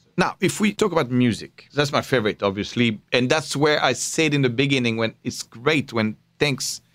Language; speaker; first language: English; non-native, fluent; French